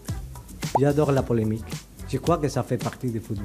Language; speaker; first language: French; native; French